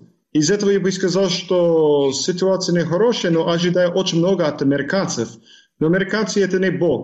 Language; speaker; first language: Russian; non-native, fluent; English